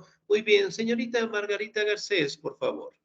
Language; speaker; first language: Spanish; native; Spanish